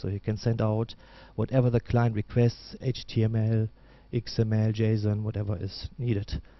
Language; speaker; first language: English; non-native, fluent; German